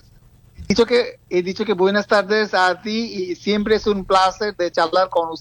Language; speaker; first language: Spanish; non-native, fluent; Bangla